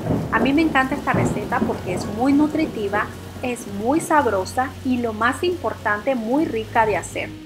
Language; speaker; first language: Spanish; native; Spanish